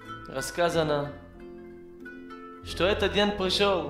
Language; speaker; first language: Russian; non-native, learner; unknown